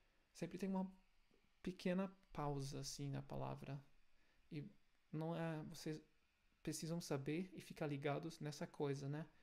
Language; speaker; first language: Portuguese; non-native, fluent; German